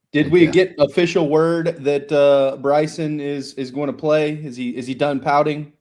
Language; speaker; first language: English; native; English